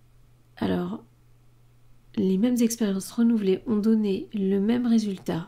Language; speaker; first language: French; native; French